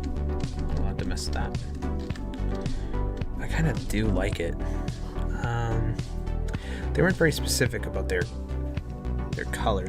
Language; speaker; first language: English; native; English